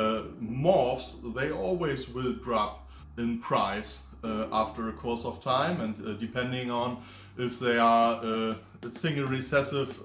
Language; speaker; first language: English; non-native, fluent; German